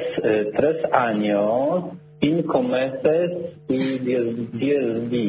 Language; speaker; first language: Spanish; non-native, learner; Polish